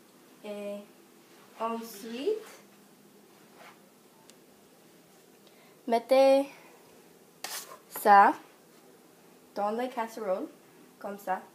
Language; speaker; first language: French; non-native, learner; English